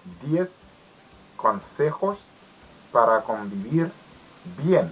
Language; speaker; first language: Spanish; non-native, learner; Haitian Creole